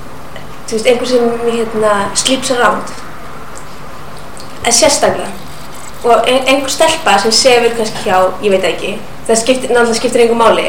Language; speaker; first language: Icelandic; native; Icelandic